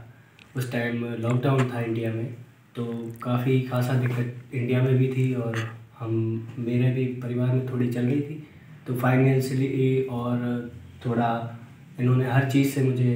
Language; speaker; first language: Hindi; native; Hindi